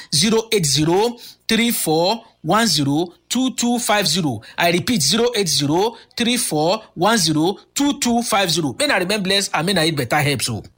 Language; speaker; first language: Nigerian Pidgin; native; Nigerian Pidgin